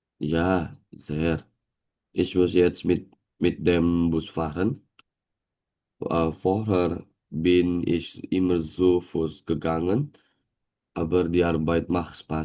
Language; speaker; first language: German; non-native, learner; Indonesian